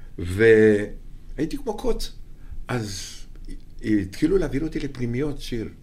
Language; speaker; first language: Hebrew; non-native, fluent; Romanian